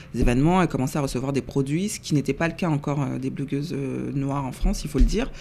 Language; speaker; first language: French; native; French